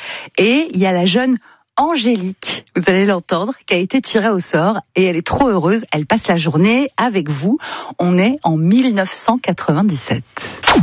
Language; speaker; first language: French; native; French